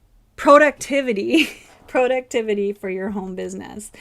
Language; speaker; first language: English; native; English